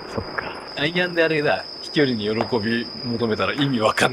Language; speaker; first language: Japanese; native; Japanese